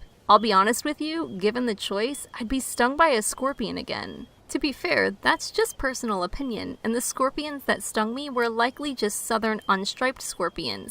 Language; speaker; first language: English; native; English